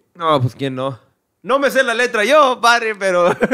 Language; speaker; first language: Spanish; early bilingual, heritage; Spanish